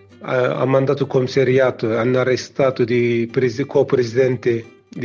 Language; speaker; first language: Italian; non-native, learner; Kurdish